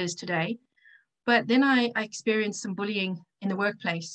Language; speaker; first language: English; native; English